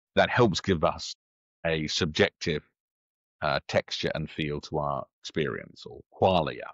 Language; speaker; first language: English; native; English